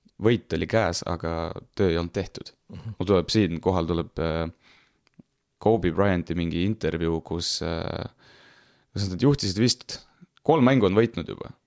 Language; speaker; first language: Estonian; non-native, local second language; Russian